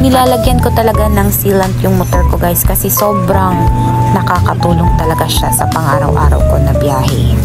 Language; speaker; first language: Filipino; non-native, local second language; Cebuano